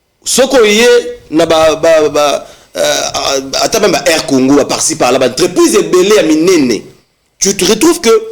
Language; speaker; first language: French; non-native, local second language; Lingala